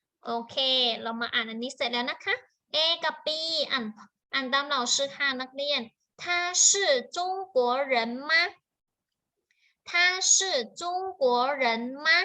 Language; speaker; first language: Chinese; non-native, fluent; Thai